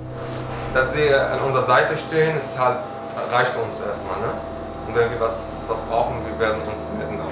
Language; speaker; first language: German; non-native, fluent; Arabic